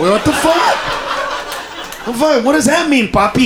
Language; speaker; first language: English; early bilingual, other home language; Spanish